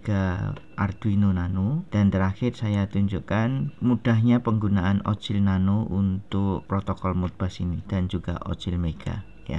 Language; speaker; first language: Indonesian; native; Indonesian